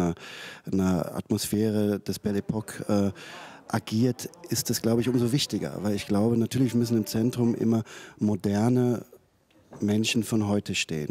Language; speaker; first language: German; native; German